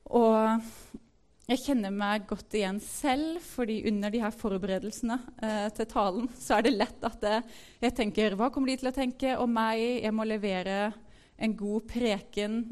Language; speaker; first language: Norwegian; native; Norwegian